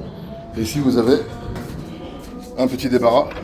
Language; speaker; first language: French; non-native, local second language; Arabic